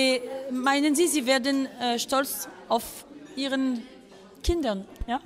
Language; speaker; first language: German; non-native, learner; French